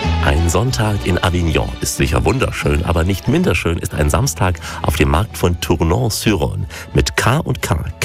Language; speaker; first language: German; native; German